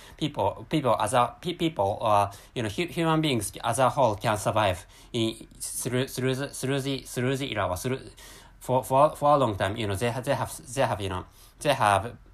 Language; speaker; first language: English; non-native, learner; Japanese